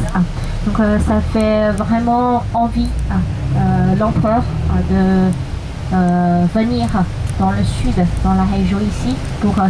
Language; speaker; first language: French; non-native, fluent; Chinese